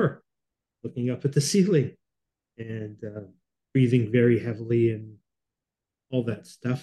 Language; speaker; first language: English; native; English